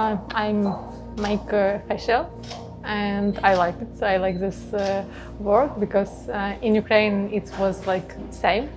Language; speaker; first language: English; non-native, learner; Ukrainian